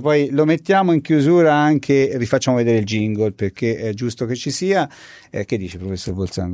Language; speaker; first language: Italian; native; Italian